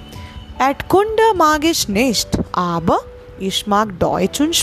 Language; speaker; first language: German; non-native, fluent; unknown